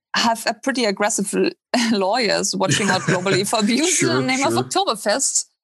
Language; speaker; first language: English; non-native, fluent; German